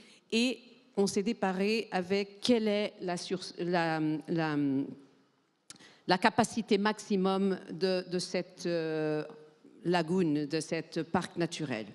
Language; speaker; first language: French; non-native, fluent; Portuguese